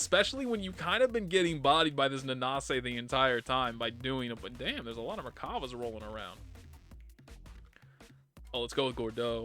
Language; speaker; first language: English; native; English